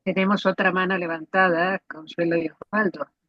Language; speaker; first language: Spanish; native; Spanish